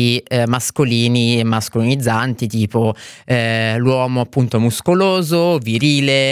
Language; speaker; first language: Italian; native; Italian